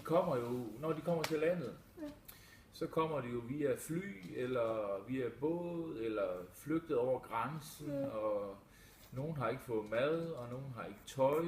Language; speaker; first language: Danish; native; Danish